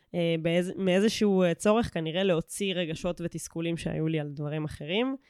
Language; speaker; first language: Hebrew; native; Hebrew